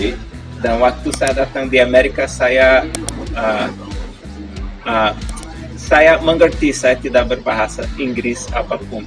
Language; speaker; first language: Indonesian; non-native, fluent; Portuguese